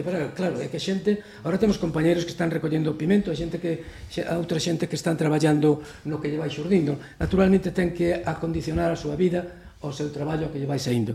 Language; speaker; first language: Galician; native; Galician